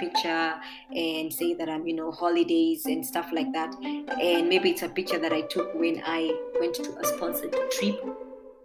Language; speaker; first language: English; non-native, local second language; Embu